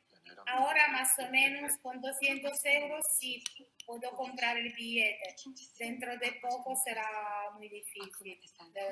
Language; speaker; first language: Spanish; non-native, fluent; Italian